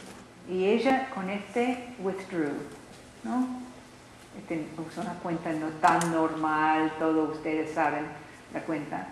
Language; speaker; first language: Spanish; non-native, learner; English